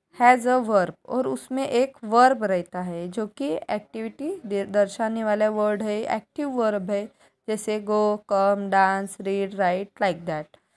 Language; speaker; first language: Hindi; non-native, local second language; Marathi